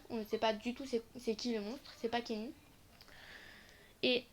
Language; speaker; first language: French; native; French